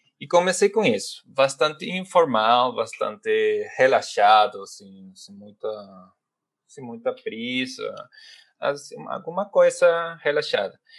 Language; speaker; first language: Portuguese; non-native, fluent; Spanish